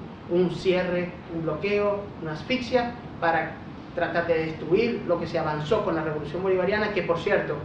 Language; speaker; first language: Spanish; native; Spanish